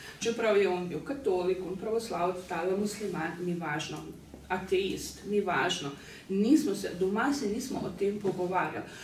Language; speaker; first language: Slovenian; early bilingual, other home language; Bosnian